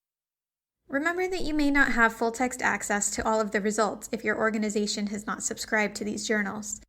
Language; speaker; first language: English; native; English